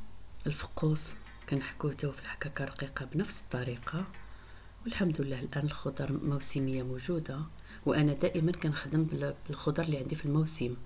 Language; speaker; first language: Arabic; native; Arabic